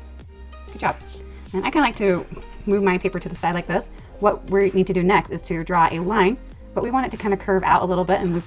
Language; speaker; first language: English; native; English